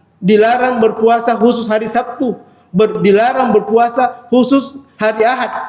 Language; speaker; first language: Malay; non-native, local second language; Buginese